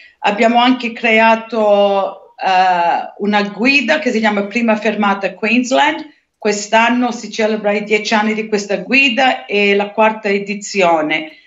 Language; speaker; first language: Italian; early bilingual, heritage; Italian